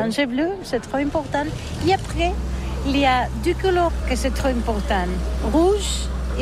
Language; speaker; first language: French; non-native, learner; Catalan